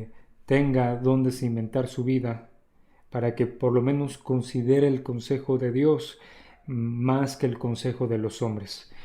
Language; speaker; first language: Spanish; native; Spanish